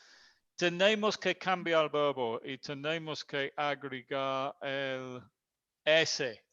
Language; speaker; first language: Spanish; non-native, fluent; English